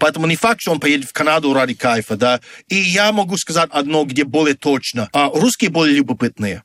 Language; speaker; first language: Russian; non-native, fluent; English